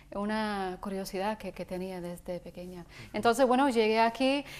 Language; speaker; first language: Spanish; non-native, fluent; English